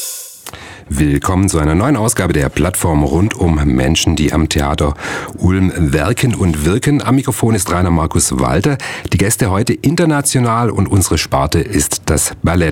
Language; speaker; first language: German; native; German